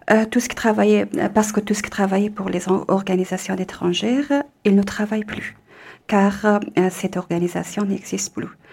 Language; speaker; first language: French; non-native, fluent; Persian